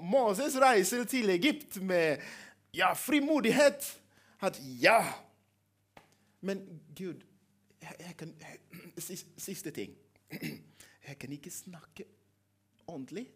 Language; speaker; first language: Norwegian; non-native, fluent; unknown